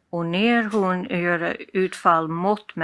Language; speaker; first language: Swedish; non-native, fluent; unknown